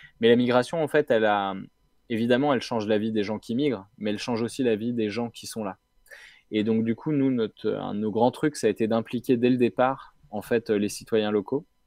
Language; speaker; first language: French; native; French